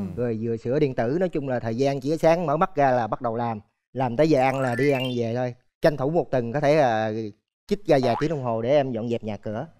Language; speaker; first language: Vietnamese; native; Vietnamese